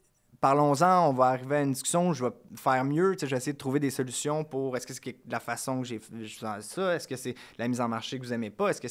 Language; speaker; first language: French; native; French